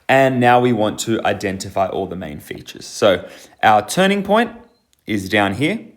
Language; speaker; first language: English; native; English